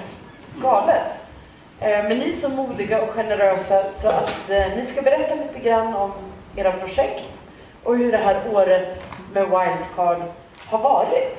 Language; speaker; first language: Swedish; native; Swedish